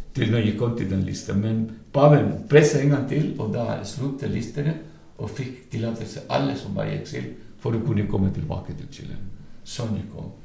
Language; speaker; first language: Norwegian; non-native, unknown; Spanish